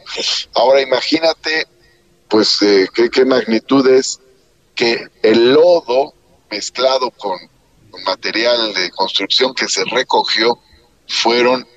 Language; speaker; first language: Spanish; native; Spanish